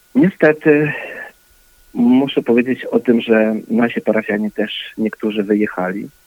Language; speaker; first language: Polish; early bilingual, heritage; Polish